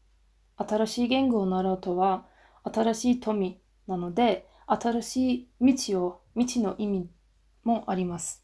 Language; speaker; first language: Japanese; non-native, fluent; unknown